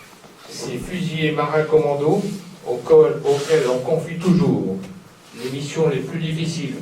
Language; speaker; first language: French; native; French